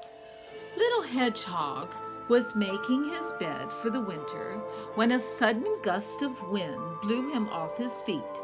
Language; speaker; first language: English; native; English